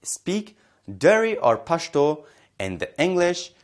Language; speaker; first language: English; non-native, fluent; Persian